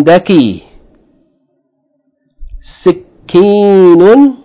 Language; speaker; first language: Arabic; non-native, fluent; English